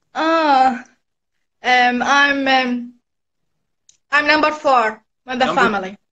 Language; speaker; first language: English; non-native, learner; Arabic